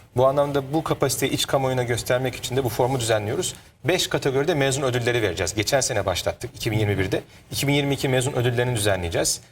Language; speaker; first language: Turkish; native; Turkish